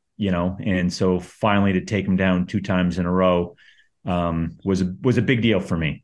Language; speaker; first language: English; native; English